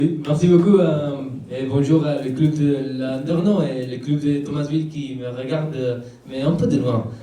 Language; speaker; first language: French; non-native, learner; Spanish